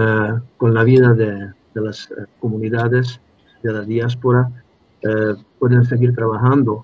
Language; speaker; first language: Spanish; non-native, fluent; Hungarian